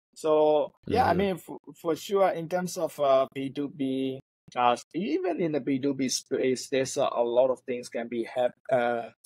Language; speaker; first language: English; non-native, fluent; Burmese